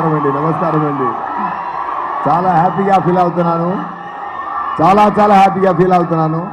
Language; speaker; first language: Telugu; non-native, learner; Tamil